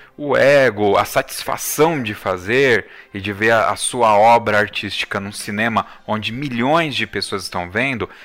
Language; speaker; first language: Portuguese; native; Portuguese